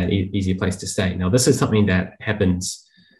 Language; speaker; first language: English; native; English